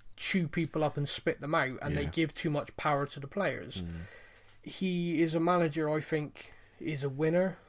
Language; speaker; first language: English; native; English